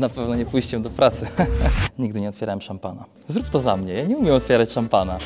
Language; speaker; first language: Polish; native; Polish